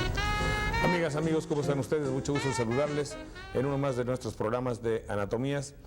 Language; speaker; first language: Spanish; native; Spanish